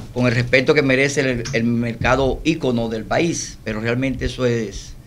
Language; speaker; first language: Spanish; native; Spanish